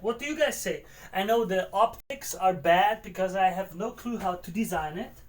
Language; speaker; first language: English; non-native, fluent; German